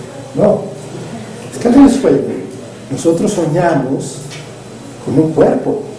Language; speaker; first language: Spanish; native; Spanish